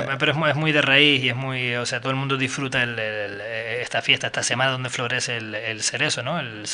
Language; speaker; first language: Spanish; native; Spanish